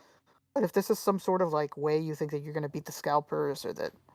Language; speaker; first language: English; native; English